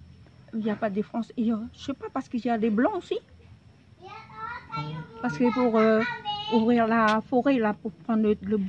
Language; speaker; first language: French; non-native, local second language; Javanese